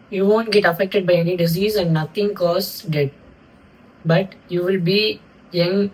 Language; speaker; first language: English; non-native, local second language; Tamil